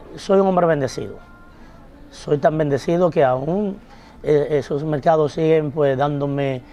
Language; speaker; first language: Spanish; native; Spanish